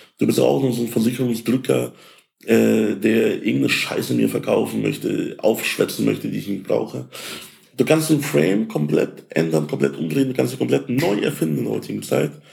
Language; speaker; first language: German; early bilingual, other home language; Russian